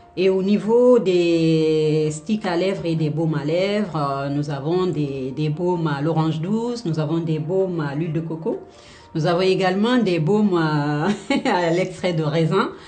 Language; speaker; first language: French; non-native, local second language; Fula